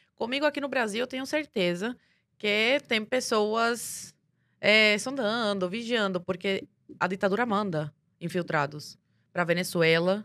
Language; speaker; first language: Portuguese; early bilingual, other home language; Spanish